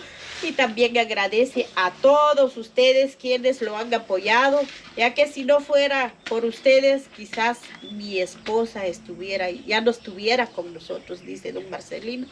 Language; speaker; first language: Spanish; non-native, local second language; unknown